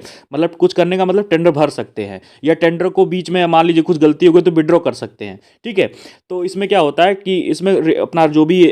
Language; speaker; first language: Hindi; native; Hindi